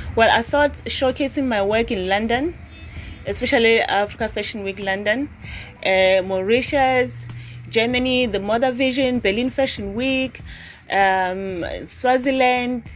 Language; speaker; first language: English; non-native, local second language; Zulu